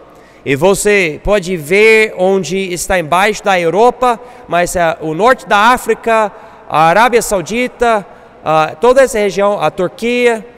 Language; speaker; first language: Portuguese; non-native, fluent; English